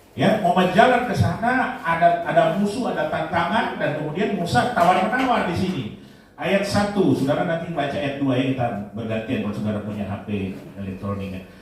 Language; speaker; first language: Indonesian; native; Indonesian